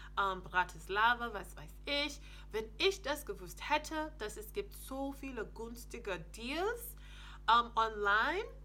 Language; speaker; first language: German; non-native, fluent; English